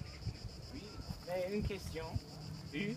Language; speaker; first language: French; non-native, learner; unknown